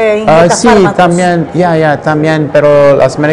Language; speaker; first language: Spanish; non-native, learner; English